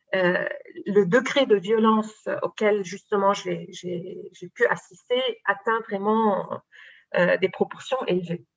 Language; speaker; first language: French; non-native, local second language; Arabic